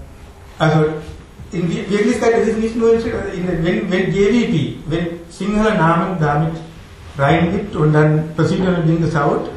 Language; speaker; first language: German; non-native, learner; Tamil